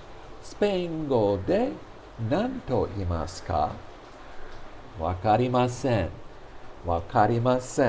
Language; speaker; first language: Japanese; non-native, fluent; English